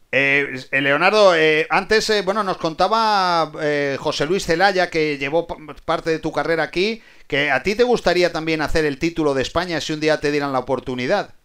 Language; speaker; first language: Spanish; native; Spanish